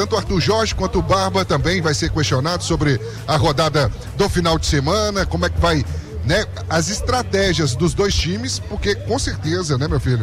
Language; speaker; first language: Portuguese; native; Portuguese